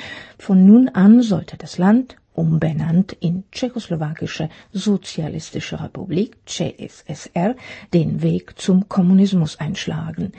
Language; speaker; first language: German; non-native, fluent; Czech